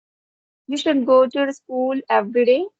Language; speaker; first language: English; non-native, local second language; Hindi